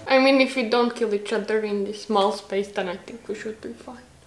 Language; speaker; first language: English; non-native, fluent; Hungarian